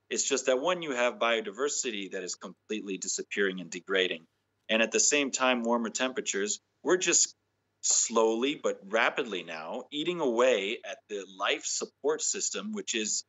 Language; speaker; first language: English; native; English